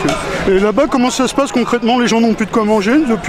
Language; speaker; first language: French; native; French